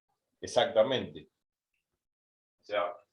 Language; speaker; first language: Spanish; native; Spanish